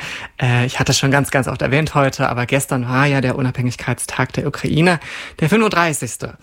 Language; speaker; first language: German; native; German